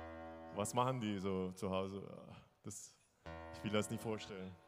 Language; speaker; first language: German; non-native, fluent; Turkish